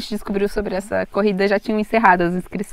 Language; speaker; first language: Portuguese; native; Portuguese